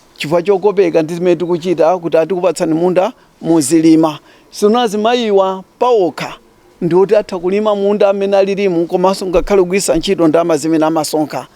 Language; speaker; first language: Nyanja; native; Nyanja